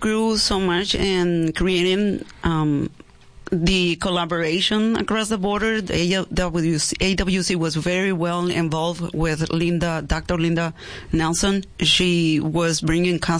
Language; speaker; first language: English; non-native, fluent; Spanish